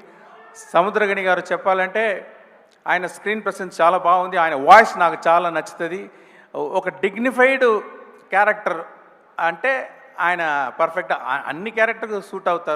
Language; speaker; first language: Telugu; non-native, learner; Tamil